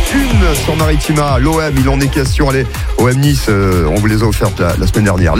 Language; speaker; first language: French; native; French